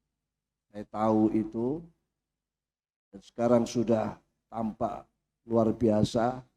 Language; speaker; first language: Indonesian; native; Indonesian